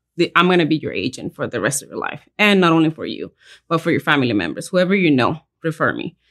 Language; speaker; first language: English; early bilingual, other home language; Spanish